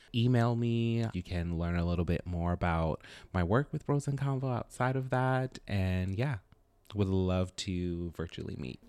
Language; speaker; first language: English; native; English